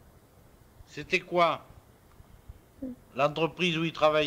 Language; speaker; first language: French; native; French